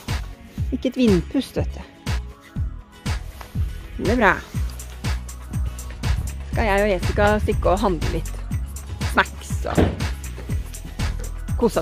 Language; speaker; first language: Norwegian; native; Norwegian